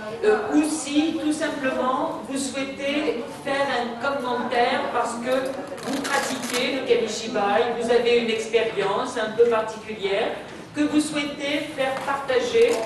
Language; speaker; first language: French; native; French